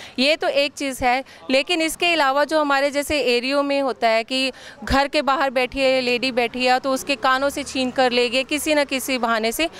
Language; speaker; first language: Hindi; native; Hindi